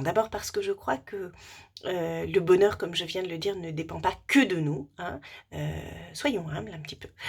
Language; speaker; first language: French; native; French